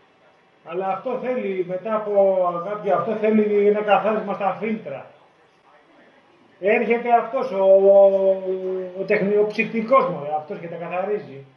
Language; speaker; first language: Greek; native; Greek